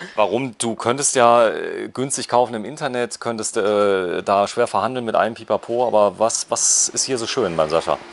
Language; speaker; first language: German; native; German